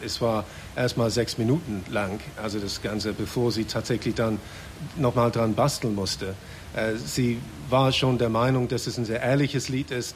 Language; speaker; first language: German; non-native, fluent; English